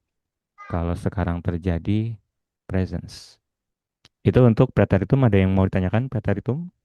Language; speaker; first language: Indonesian; native; Indonesian